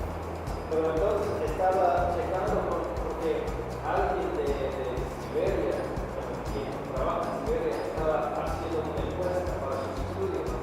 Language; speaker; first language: Spanish; non-native, fluent; English